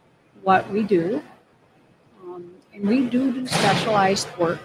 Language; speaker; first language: English; native; English